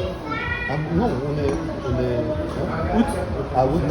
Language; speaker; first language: French; non-native, fluent; Korean